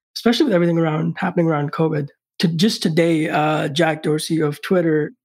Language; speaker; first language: English; non-native, local second language; Hindi